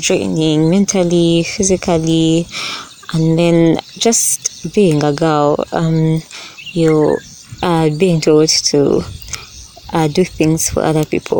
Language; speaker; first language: English; non-native, local second language; Ganda